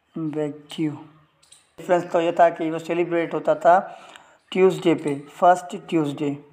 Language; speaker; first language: Urdu; non-native, local second language; Sindhi